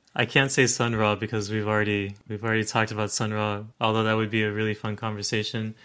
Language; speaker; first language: English; native; English